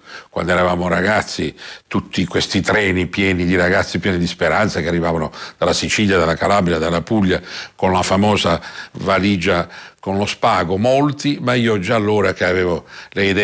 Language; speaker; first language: Italian; native; Italian